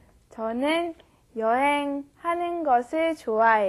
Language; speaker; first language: Korean; non-native, learner; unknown